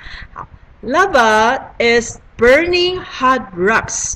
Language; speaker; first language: English; non-native, learner; Chinese